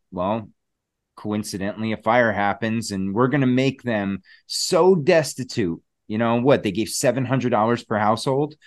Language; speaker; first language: English; native; English